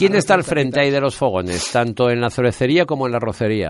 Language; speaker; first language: Spanish; native; Spanish